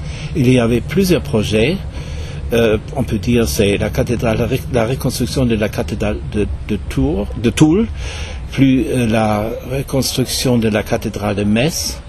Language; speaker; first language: French; non-native, fluent; German